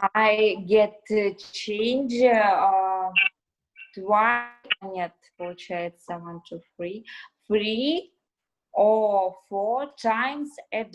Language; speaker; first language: English; non-native, learner; Russian